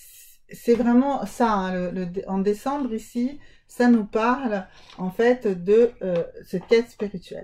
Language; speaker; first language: French; native; French